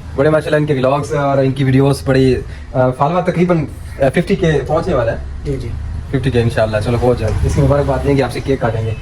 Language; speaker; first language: Urdu; non-native, local second language; Saraiki